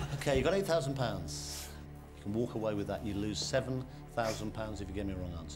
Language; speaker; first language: English; native; English